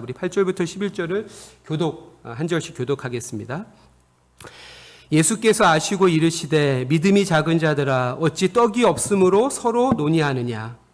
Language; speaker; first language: Korean; native; Korean